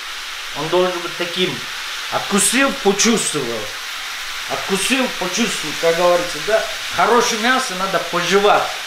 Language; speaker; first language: Russian; non-native, fluent; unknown